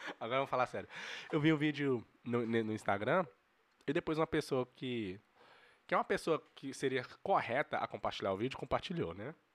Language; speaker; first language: Portuguese; native; Portuguese